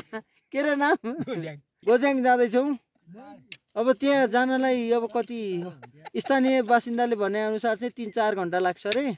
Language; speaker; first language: Nepali; native; Nepali